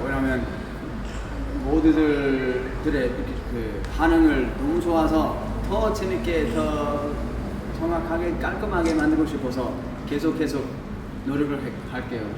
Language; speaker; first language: Korean; early bilingual, heritage; English